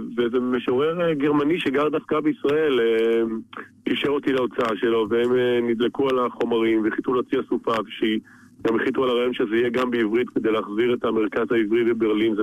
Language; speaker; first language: Hebrew; native; Hebrew